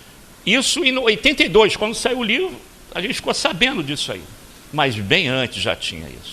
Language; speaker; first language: Portuguese; native; Portuguese